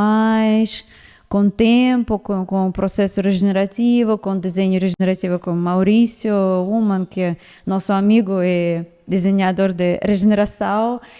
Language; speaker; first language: Portuguese; non-native, fluent; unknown